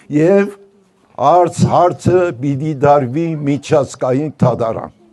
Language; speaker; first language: Armenian; non-native, local second language; Turkish